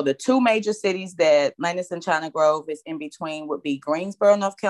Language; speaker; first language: English; native; English